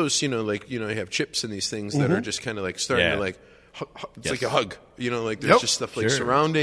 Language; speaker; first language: English; native; English